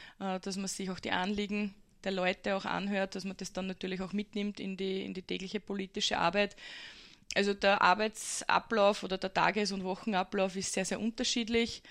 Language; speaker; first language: German; native; German